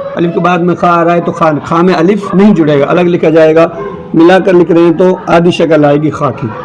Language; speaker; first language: Urdu; native; Urdu